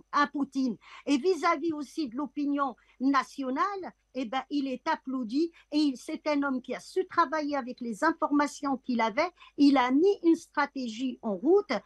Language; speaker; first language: French; non-native, local second language; Arabic